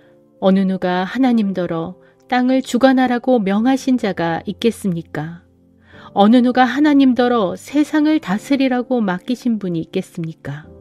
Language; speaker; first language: Korean; native; Korean